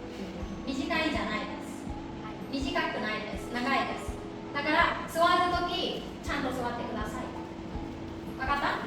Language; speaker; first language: Japanese; non-native, fluent; Khmer